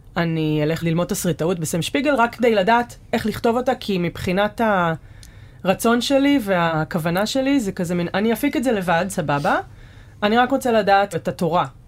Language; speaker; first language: Hebrew; native; Hebrew